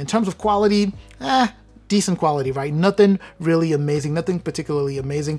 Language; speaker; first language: English; native; English